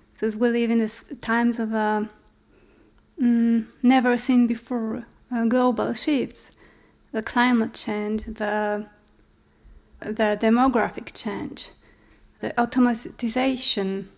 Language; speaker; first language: English; non-native, fluent; Polish